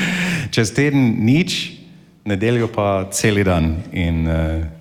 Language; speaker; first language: Slovenian; non-native, learner; English